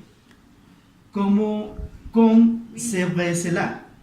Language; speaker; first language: French; non-native, learner; Spanish